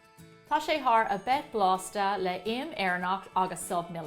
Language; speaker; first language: Irish; non-native, local second language; English